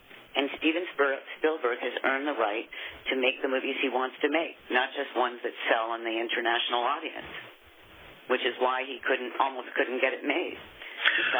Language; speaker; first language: English; native; English